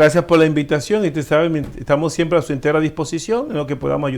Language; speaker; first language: Spanish; native; Spanish